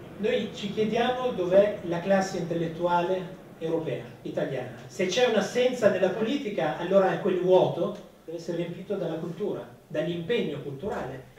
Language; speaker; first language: Italian; native; Italian